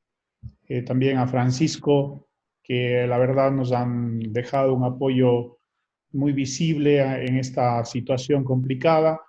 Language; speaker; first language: Spanish; native; Spanish